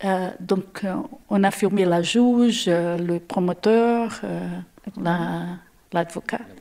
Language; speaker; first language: French; non-native, learner; Portuguese